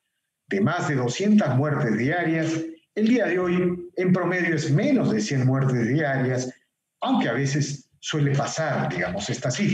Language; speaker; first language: Spanish; native; Spanish